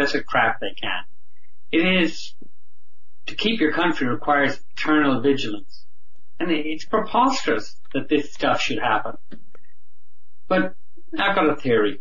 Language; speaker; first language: English; native; English